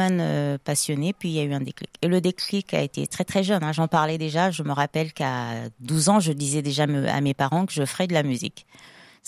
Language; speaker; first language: French; non-native, local second language; Lingala